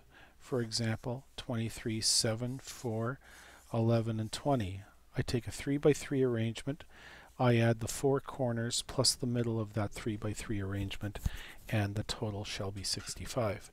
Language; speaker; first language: English; native; English